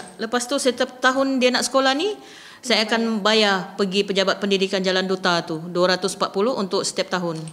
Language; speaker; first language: Malay; native; Malay